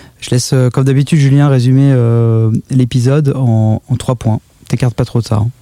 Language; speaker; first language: French; native; French